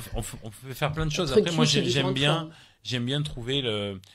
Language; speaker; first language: French; native; French